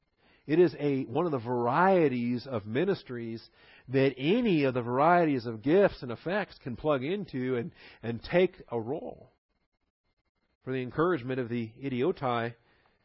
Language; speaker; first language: English; native; English